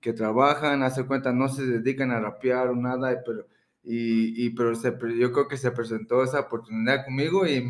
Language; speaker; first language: Spanish; early bilingual, heritage; Spanish